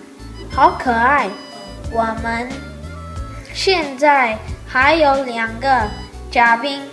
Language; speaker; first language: Chinese; non-native, learner; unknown